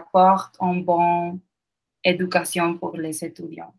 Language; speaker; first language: French; non-native, learner; Spanish